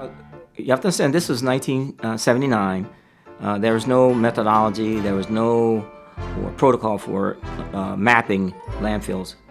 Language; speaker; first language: English; native; English